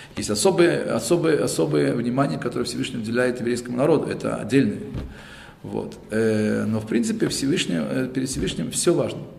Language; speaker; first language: Russian; early bilingual, heritage; Russian